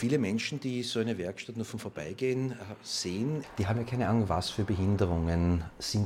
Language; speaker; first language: German; native; German